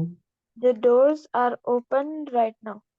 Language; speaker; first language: English; non-native, local second language; Urdu